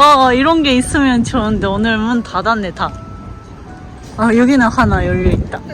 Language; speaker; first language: Korean; non-native, fluent; Japanese